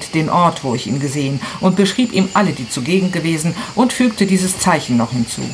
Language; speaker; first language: German; non-native, fluent; Italian